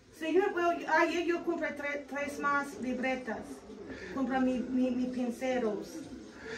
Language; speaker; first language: Spanish; non-native, learner; English